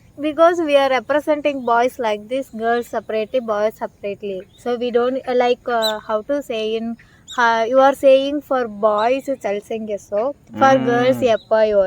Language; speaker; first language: English; non-native, local second language; Tamil